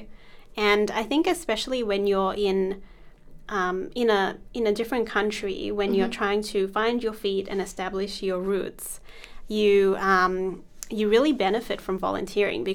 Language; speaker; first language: English; native; English